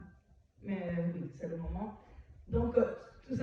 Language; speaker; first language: French; native; French